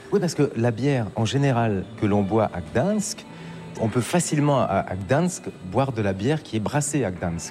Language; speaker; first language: French; native; French